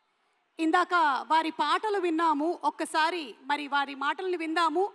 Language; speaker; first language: Telugu; native; Telugu